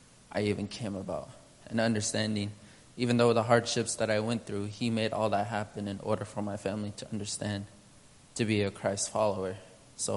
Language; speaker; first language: English; early bilingual, other home language; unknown